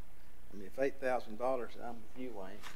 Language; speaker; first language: English; native; English